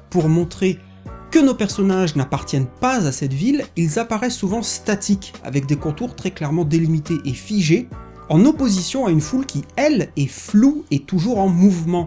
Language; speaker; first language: French; native; French